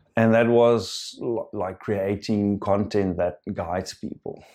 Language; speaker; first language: English; non-native, local second language; Afrikaans